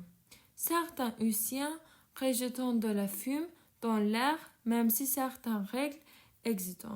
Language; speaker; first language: French; non-native, learner; Turkish